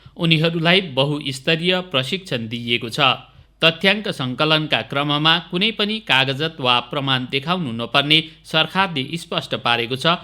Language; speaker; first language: Nepali; native; Nepali